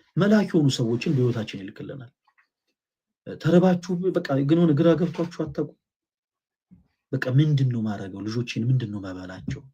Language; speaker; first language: Amharic; native; Amharic